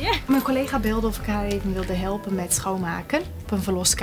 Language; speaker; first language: Dutch; native; Dutch